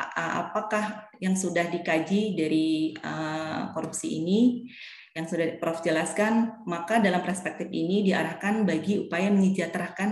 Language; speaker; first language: Indonesian; native; Indonesian